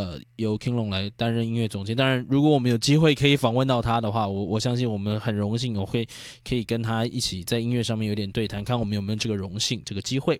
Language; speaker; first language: Chinese; native; Chinese